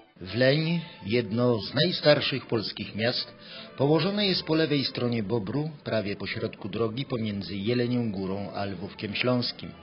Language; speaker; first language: Polish; native; Polish